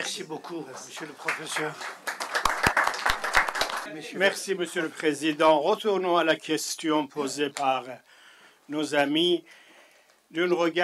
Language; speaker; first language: French; non-native, fluent; Persian